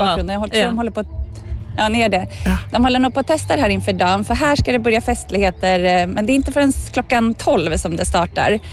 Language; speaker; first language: Swedish; native; Swedish